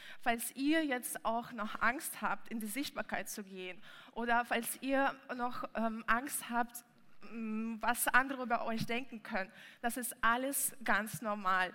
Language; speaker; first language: German; non-native, fluent; Russian